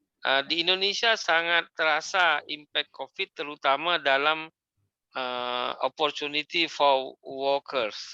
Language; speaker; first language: Malay; native; Malay